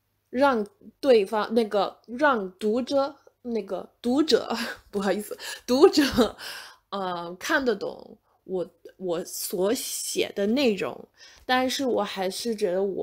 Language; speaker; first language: Chinese; non-native, fluent; English